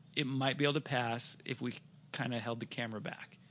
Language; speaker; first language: English; native; English